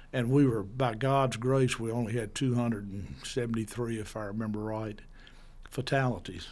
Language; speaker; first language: English; native; English